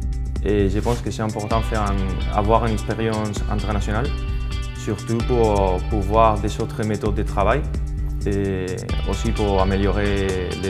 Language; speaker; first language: French; non-native, fluent; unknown